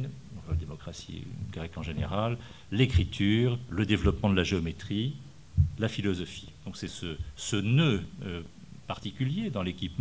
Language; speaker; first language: French; native; French